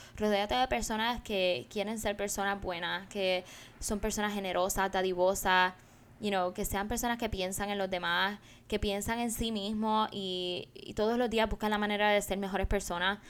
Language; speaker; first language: Spanish; native; Spanish